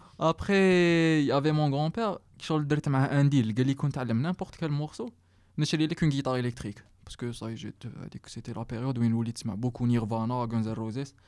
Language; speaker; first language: French; non-native, local second language; Arabic